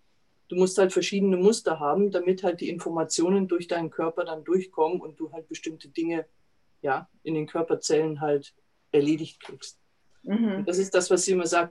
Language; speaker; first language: German; native; German